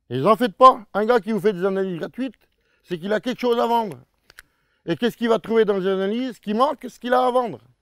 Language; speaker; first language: French; native; French